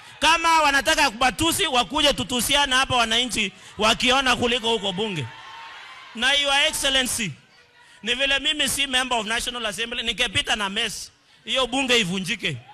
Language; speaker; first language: Swahili; non-native, local second language; Kalenjin